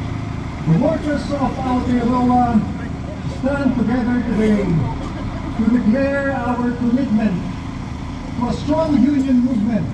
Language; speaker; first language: English; non-native, local second language; Filipino